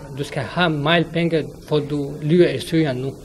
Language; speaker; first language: Danish; non-native, learner; Arabic